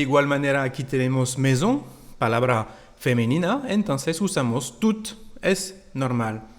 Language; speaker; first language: Spanish; non-native, fluent; French